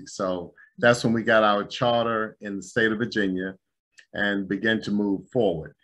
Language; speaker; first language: English; native; English